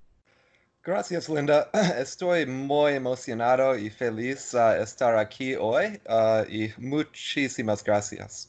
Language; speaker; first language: Spanish; non-native, learner; English